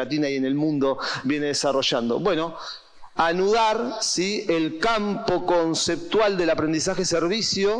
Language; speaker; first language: Spanish; native; Spanish